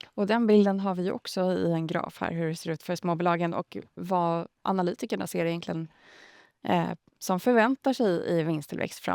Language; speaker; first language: Swedish; native; Swedish